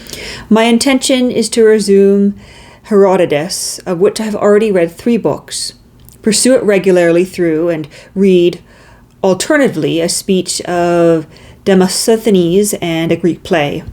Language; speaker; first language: English; native; English